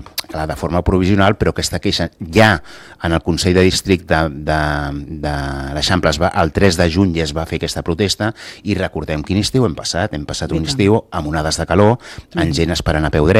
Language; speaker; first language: Catalan; native; Catalan